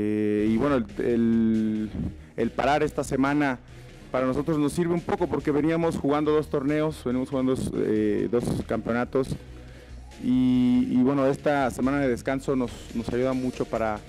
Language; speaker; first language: Spanish; native; Spanish